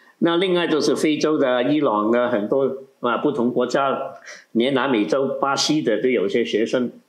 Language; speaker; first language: Chinese; non-native, local second language; Cantonese